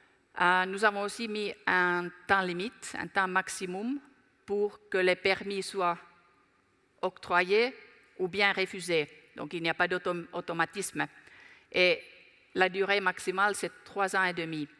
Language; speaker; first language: French; non-native, fluent; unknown